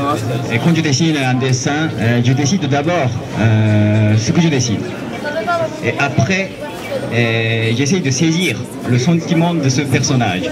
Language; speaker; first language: French; non-native, fluent; Japanese